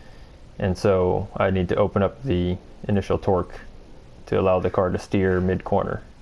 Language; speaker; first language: English; native; English